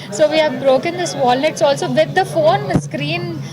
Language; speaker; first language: English; non-native, local second language; Telugu